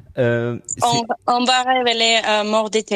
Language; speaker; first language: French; non-native, learner; Spanish